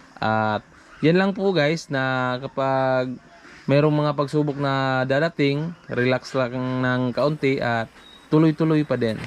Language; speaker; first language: Filipino; non-native, local second language; Cebuano